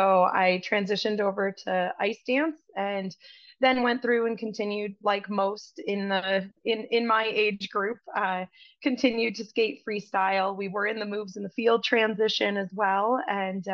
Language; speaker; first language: English; native; English